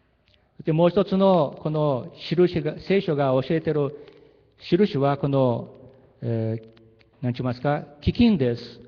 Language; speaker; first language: Japanese; early bilingual, heritage; Japanese